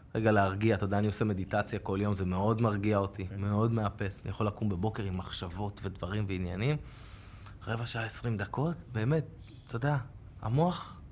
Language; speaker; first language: Hebrew; native; Hebrew